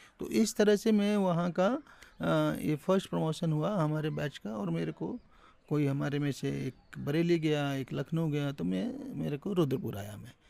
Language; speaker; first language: Hindi; native; Hindi